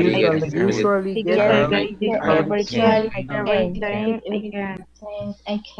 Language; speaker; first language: English; non-native, learner; Spanish